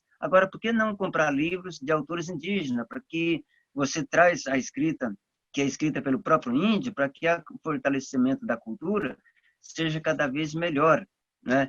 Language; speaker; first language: Portuguese; non-native, local second language; Guarani